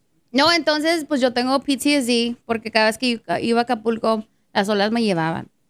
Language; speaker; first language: Spanish; early bilingual, heritage; Spanish